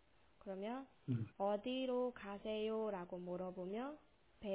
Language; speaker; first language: Korean; non-native, local second language; Burmese